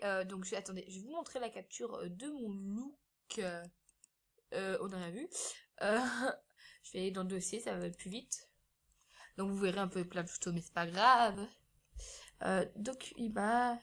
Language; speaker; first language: French; native; French